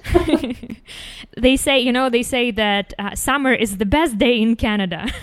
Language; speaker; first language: English; non-native, fluent; Ukrainian